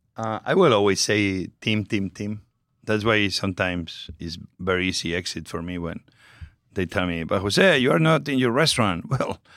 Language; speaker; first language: English; non-native, fluent; Spanish